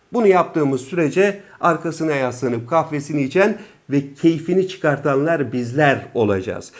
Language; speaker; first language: Turkish; native; Turkish